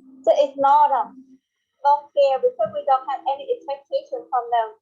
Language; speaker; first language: English; non-native, learner; Vietnamese